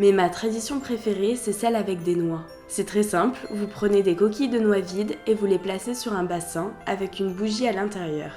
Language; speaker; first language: French; native; French